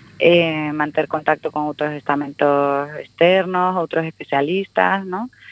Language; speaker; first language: Galician; non-native, local second language; Spanish